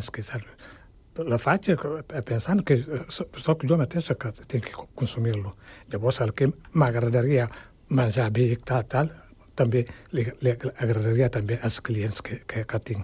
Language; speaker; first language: Catalan; non-native, fluent; Wolof